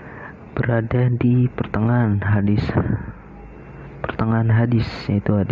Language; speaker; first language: Indonesian; native; Indonesian